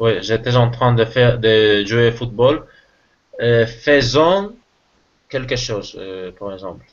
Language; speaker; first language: French; non-native, learner; Spanish